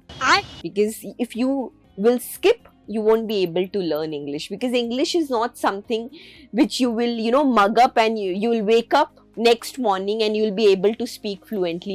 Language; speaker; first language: English; non-native, local second language; Hindi